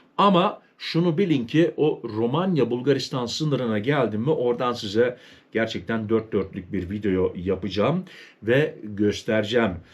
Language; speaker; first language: Turkish; native; Turkish